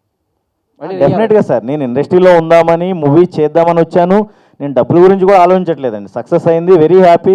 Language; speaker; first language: Telugu; native; Telugu